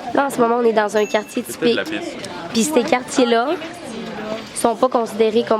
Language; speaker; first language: French; native; French